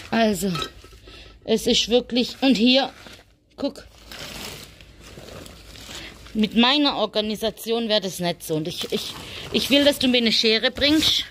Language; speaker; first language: German; native; German